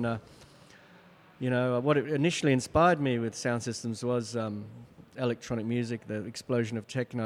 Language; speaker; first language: English; native; English